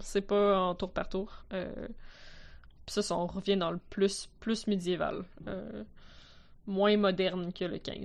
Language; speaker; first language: French; native; French